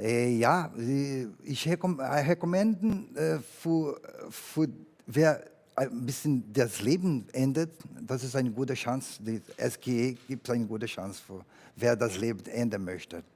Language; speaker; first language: German; non-native, learner; Portuguese